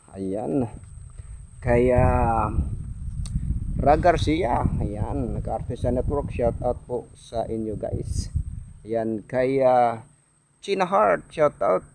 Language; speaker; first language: Filipino; non-native, local second language; Waray